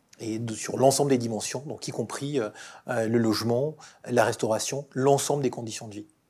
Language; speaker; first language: French; native; French